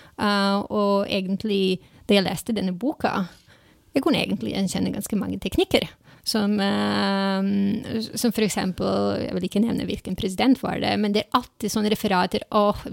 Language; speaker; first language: Norwegian; non-native, fluent; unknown